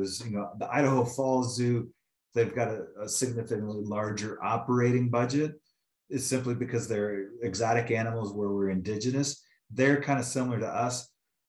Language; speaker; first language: English; native; English